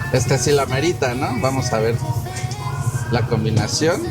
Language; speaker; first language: Spanish; native; Spanish